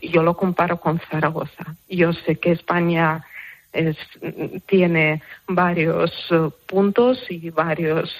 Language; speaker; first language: Spanish; non-native, fluent; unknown